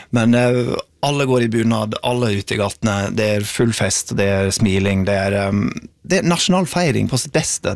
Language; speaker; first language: Norwegian; non-native, fluent; English